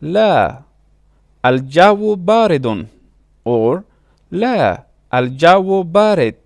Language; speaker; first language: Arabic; non-native, fluent; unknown